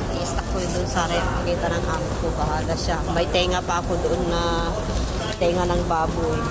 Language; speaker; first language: Filipino; native; Filipino